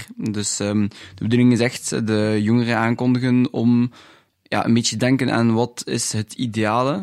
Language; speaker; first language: Dutch; non-native, local second language; French